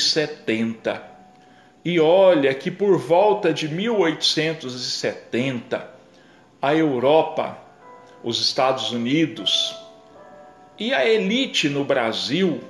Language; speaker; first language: Portuguese; native; Portuguese